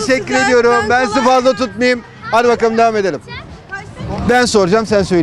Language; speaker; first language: Turkish; native; Turkish